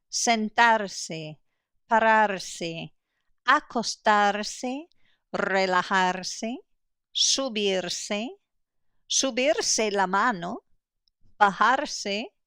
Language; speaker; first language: Spanish; non-native, fluent; English